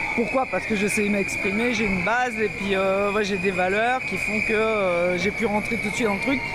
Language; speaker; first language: French; native; French